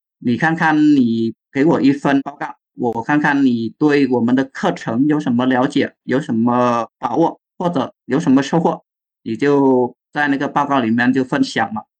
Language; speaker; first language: Chinese; non-native, fluent; Vietnamese